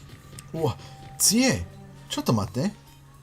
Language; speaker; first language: Japanese; non-native, learner; English